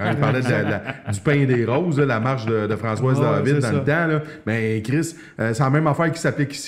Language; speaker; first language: French; native; French